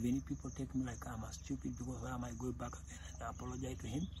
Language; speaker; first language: English; non-native, local second language; Masai